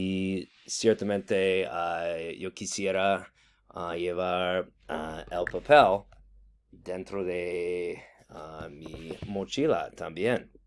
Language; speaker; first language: Spanish; non-native, fluent; English